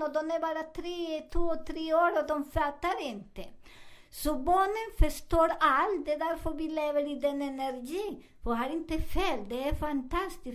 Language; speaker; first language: Swedish; non-native, learner; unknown